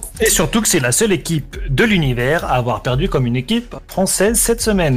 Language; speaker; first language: French; native; French